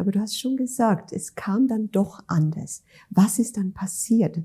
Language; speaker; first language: German; native; German